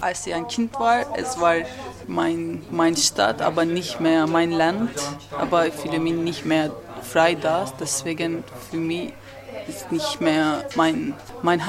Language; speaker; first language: German; non-native, learner; Turkish